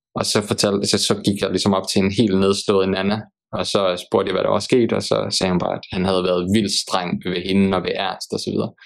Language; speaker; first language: Danish; early bilingual, other home language; Bosnian